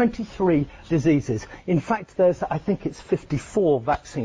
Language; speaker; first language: English; native; English